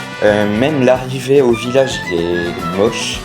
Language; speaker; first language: French; native; French